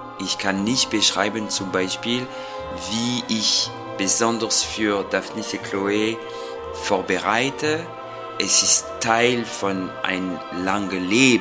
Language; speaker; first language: German; non-native, fluent; French